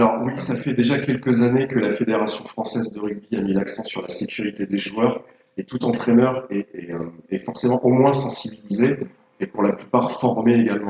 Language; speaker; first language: French; native; French